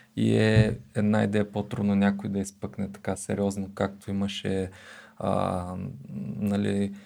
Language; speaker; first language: Bulgarian; native; Bulgarian